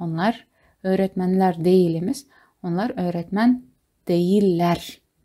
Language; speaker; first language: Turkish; non-native, fluent; Kazakh